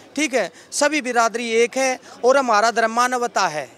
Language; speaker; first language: Hindi; native; Hindi